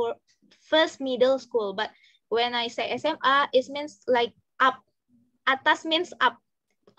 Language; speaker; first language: English; non-native, fluent; Indonesian